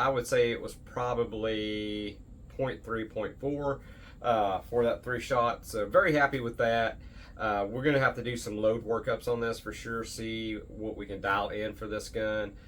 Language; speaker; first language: English; native; English